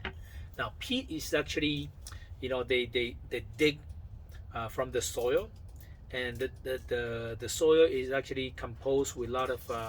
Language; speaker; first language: English; non-native, fluent; Chinese